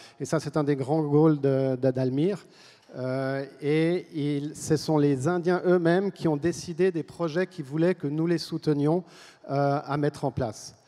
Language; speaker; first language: French; native; French